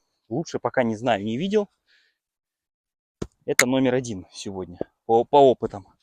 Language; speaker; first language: Russian; native; Russian